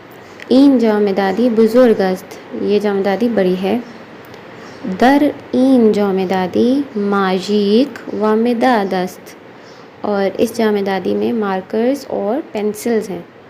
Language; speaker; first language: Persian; non-native, fluent; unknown